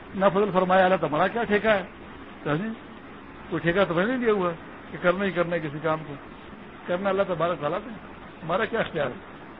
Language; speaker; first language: Urdu; non-native, local second language; Pashto